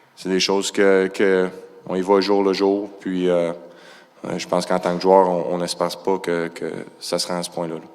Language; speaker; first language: French; native; French